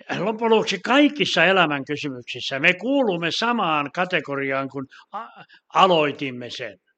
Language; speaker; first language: Finnish; native; Finnish